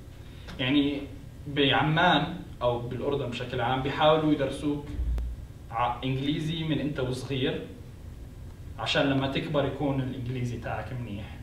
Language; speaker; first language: Arabic; native; Arabic